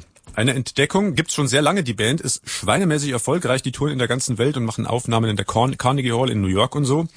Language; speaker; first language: German; native; German